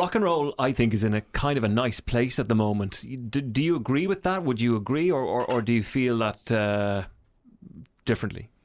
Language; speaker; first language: English; native; English